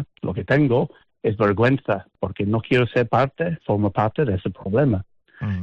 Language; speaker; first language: Spanish; non-native, fluent; English